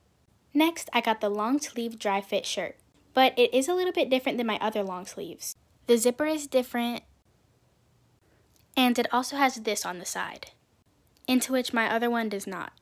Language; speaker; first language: English; native; English